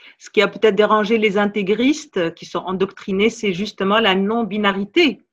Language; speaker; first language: French; non-native, local second language; Arabic